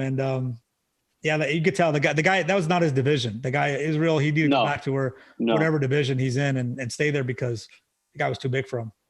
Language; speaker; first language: English; native; English